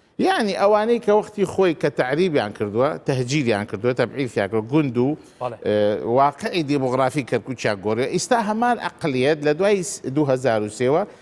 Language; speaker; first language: Central Kurdish; non-native, local second language; Turkish